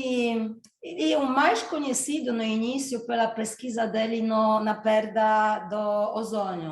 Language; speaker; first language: Portuguese; non-native, fluent; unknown